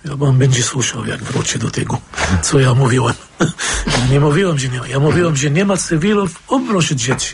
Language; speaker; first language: Polish; non-native, fluent; Arabic